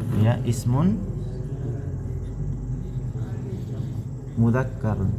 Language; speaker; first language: Arabic; non-native, fluent; Indonesian